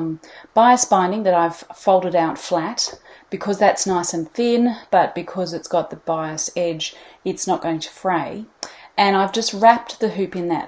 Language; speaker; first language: English; native; English